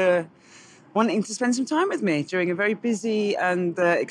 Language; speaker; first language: English; native; English